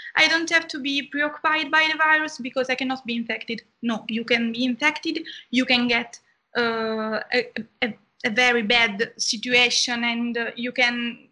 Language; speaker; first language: English; non-native, fluent; Italian